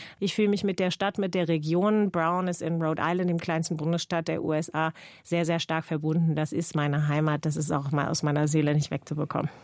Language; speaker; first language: German; non-native, fluent; English